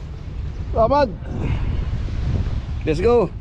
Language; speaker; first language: English; non-native, learner; Filipino